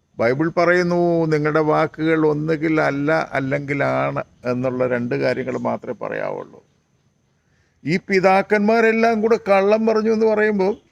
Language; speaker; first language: Malayalam; native; Malayalam